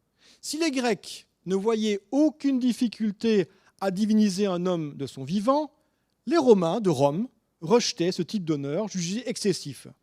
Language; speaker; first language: French; native; French